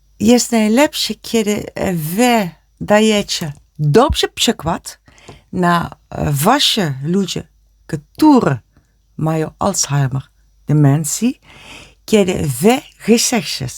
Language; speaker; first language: Polish; non-native, learner; Dutch